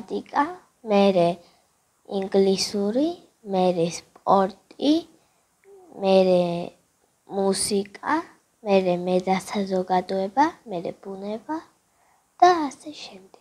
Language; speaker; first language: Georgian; early bilingual, other home language; Korean